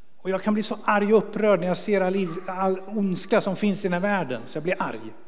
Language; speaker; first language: Swedish; native; Swedish